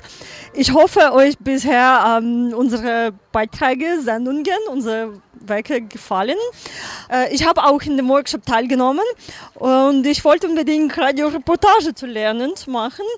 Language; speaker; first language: German; non-native, learner; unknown